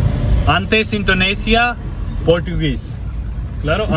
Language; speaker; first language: Portuguese; non-native, learner; Hindi